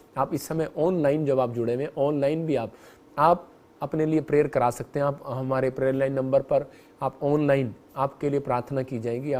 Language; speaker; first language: Hindi; non-native, local second language; Punjabi